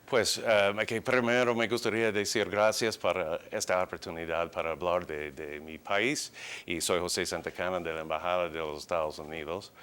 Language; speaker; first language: Spanish; early bilingual, heritage; English